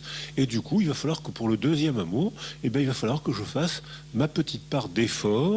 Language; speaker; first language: French; native; French